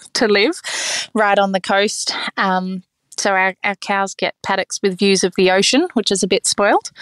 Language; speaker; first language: English; native; English